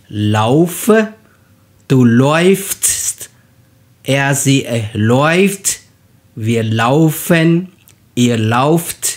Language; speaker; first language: German; non-native, fluent; Khmer